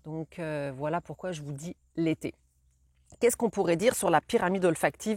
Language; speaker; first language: French; native; French